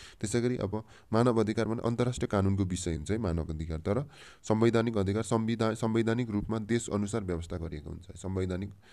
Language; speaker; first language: Nepali; native; Nepali